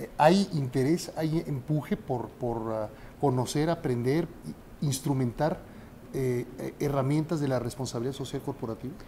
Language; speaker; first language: Spanish; native; Spanish